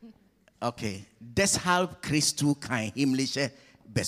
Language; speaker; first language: German; non-native, fluent; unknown